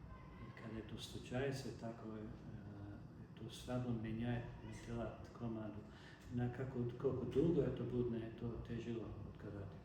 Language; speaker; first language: Russian; non-native, learner; Serbian